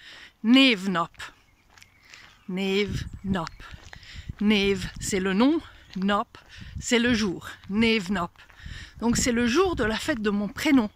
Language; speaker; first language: French; non-native, fluent; Hungarian